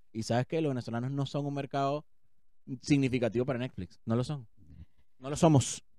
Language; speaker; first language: Spanish; native; Spanish